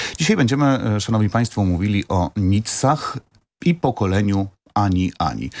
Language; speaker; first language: Polish; native; Polish